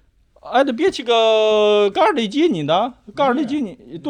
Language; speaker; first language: Russian; non-native, learner; Chinese